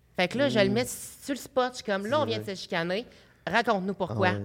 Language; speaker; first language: French; native; French